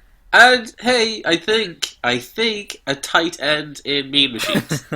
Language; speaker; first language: English; native; English